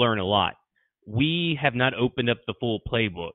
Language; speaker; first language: English; native; English